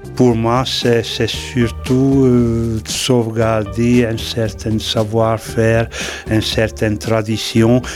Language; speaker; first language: French; non-native, fluent; Hungarian